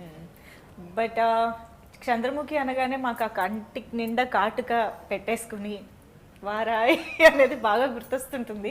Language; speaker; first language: Telugu; native; Telugu